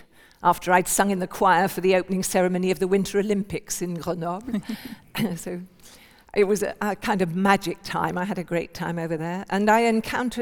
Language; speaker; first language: English; native; English